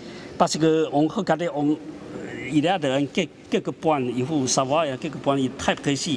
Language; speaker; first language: French; non-native, learner; Chinese